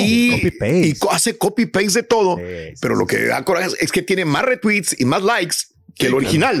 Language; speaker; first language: Spanish; native; Spanish